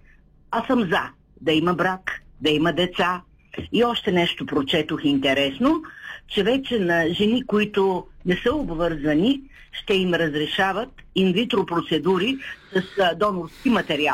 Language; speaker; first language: Bulgarian; native; Bulgarian